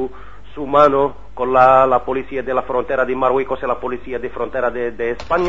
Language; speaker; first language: Spanish; non-native, learner; Arabic